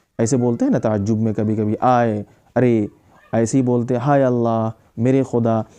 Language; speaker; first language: Urdu; native; Urdu